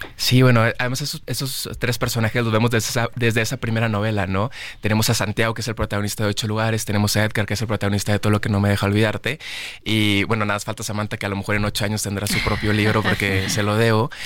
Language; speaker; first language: Spanish; native; Spanish